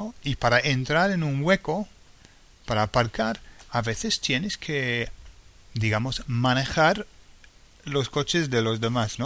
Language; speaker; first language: Spanish; non-native, fluent; English